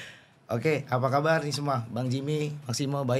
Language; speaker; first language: Indonesian; native; Indonesian